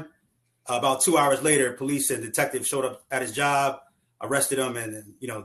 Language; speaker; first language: English; native; English